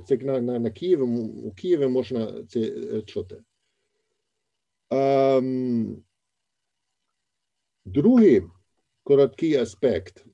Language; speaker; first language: Ukrainian; non-native, fluent; German